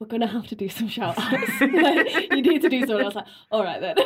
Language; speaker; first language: English; native; English